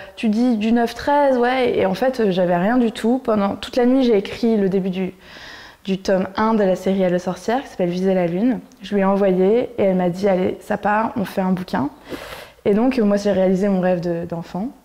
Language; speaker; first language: French; native; French